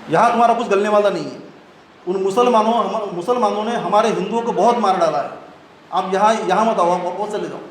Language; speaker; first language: Hindi; non-native, local second language; Marathi